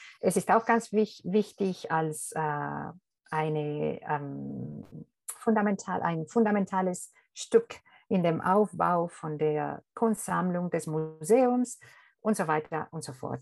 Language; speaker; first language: German; non-native, fluent; Spanish